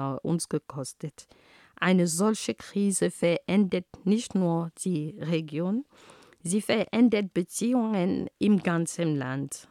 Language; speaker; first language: German; non-native, fluent; Ghomala